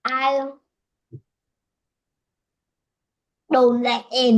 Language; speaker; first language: English; non-native, learner; Vietnamese